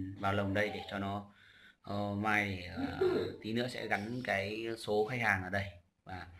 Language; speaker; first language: Vietnamese; native; Vietnamese